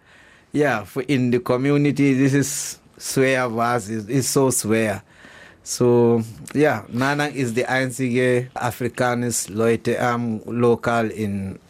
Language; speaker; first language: German; non-native, learner; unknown